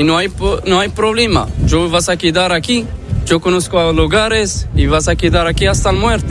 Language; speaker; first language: Spanish; non-native, learner; Arabic